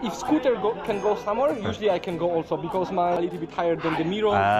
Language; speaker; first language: English; non-native, fluent; Polish